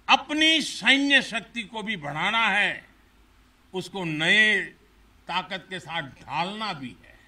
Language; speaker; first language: Hindi; non-native, local second language; Gujarati